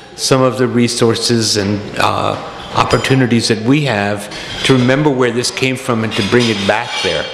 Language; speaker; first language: English; native; English